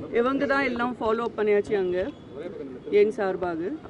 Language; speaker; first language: Tamil; non-native, local second language; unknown